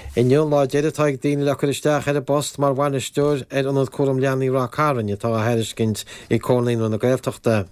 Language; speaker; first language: Irish; native; Irish